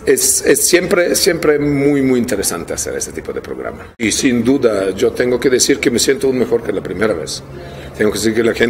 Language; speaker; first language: Spanish; non-native, fluent; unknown